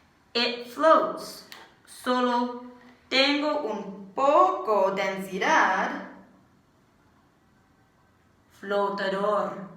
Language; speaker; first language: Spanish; non-native, learner; English